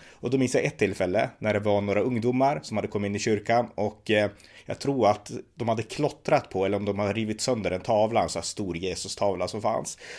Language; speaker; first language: Swedish; native; Swedish